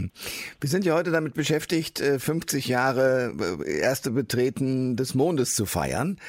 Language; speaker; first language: German; native; German